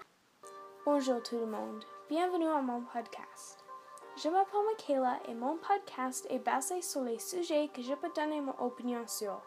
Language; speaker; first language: French; non-native, local second language; English